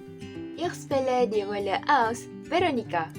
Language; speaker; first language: German; non-native, learner; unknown